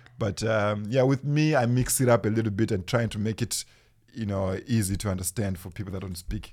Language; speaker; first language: English; non-native, local second language; Shona